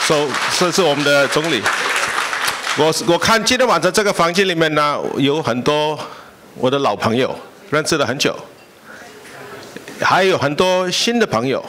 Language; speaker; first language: Chinese; early bilingual, heritage; Chinese